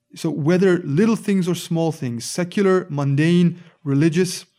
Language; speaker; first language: English; native; English